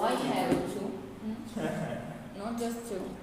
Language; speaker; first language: English; non-native, learner; Portuguese